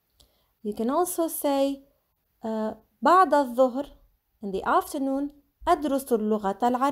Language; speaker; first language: Arabic; non-native, fluent; English